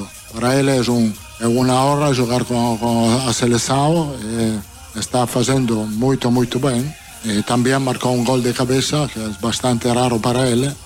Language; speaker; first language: Portuguese; non-native, fluent; Italian